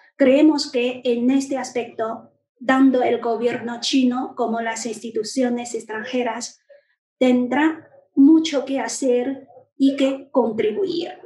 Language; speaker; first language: Spanish; non-native, fluent; Chinese